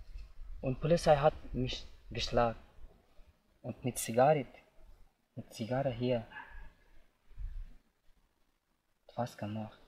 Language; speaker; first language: German; non-native, learner; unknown